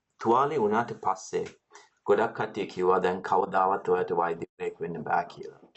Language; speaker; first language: Sinhala; early bilingual, heritage; Sinhala